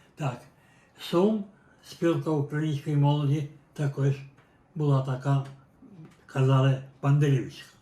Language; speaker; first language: Ukrainian; native; Ukrainian